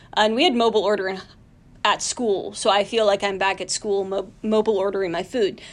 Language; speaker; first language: English; native; English